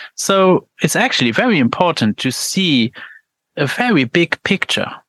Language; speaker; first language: English; non-native, fluent; Luxembourgish